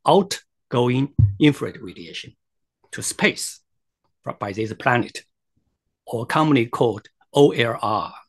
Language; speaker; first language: English; non-native, fluent; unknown